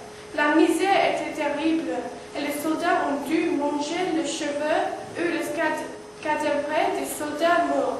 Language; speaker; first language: French; non-native, learner; English